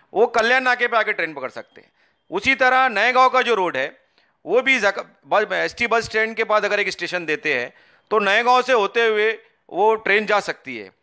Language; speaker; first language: Hindi; non-native, local second language; Urdu